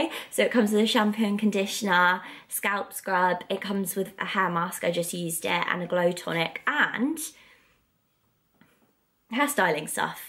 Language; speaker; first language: English; native; English